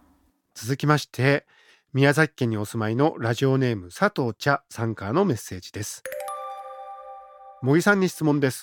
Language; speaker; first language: Japanese; native; Japanese